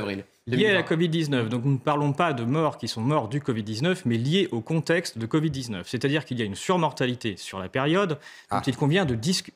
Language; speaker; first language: French; native; French